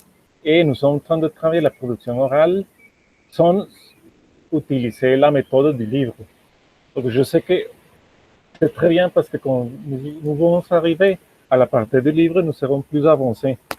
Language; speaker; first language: French; non-native, fluent; Spanish